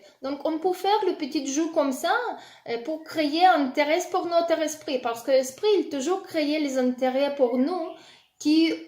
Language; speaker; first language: French; non-native, learner; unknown